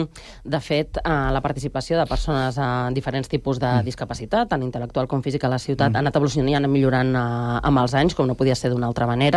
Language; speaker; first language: Catalan; native; Catalan